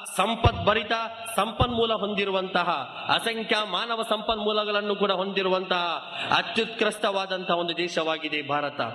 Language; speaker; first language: Kannada; non-native, local second language; Badaga